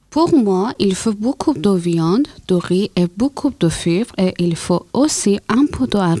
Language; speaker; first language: French; non-native, learner; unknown